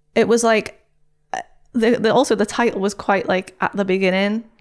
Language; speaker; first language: English; native; English